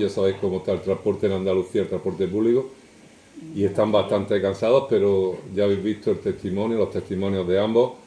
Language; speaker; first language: Spanish; native; Spanish